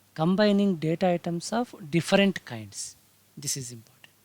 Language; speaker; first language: English; non-native, local second language; Kannada